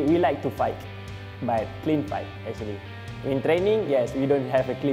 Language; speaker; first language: English; non-native, learner; Malay